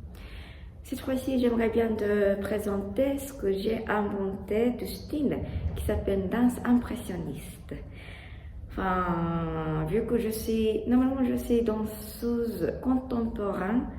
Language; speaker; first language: French; non-native, learner; Japanese